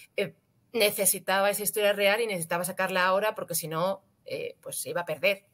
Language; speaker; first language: Spanish; native; Spanish